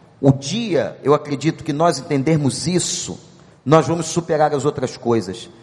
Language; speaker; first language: Portuguese; native; Portuguese